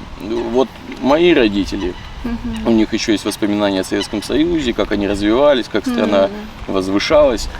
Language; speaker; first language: Russian; native; Russian